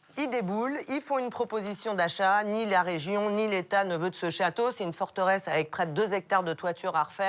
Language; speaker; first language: French; native; French